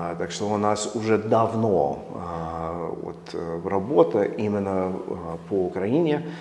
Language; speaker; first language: Russian; non-native, fluent; English